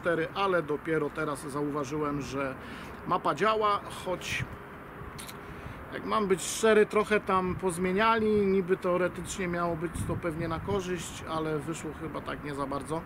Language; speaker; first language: Polish; native; Polish